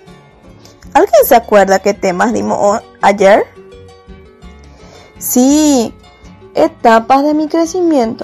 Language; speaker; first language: Spanish; native; Spanish